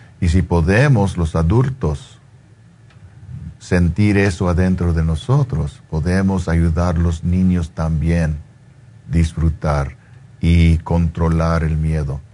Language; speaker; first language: Spanish; early bilingual, heritage; Spanish